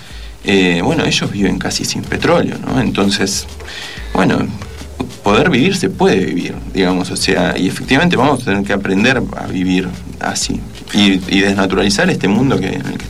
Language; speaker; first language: Spanish; native; Spanish